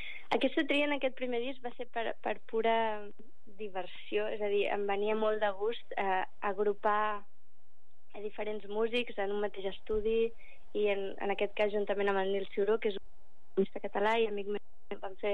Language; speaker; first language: Catalan; non-native, local second language; English